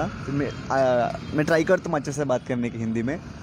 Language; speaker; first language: Hindi; non-native, local second language; Telugu